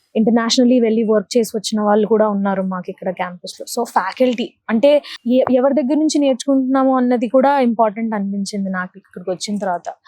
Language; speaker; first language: Telugu; native; Telugu